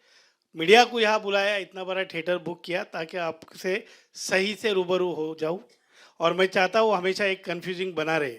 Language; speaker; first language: Hindi; native; Hindi